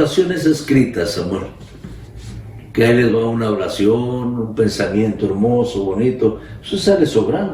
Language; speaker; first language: Spanish; native; Spanish